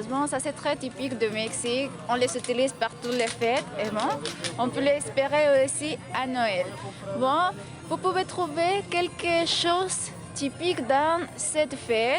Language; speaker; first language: French; non-native, fluent; Spanish